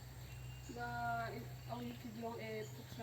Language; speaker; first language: French; non-native, learner; Indonesian